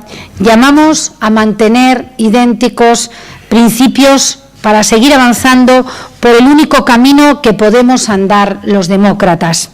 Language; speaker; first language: Spanish; native; Spanish